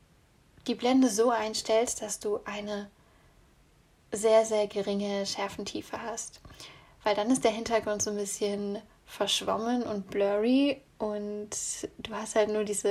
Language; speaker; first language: German; native; German